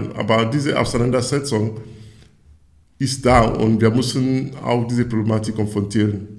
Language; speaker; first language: German; non-native, fluent; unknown